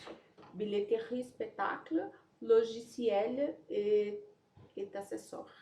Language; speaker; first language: French; non-native, learner; Portuguese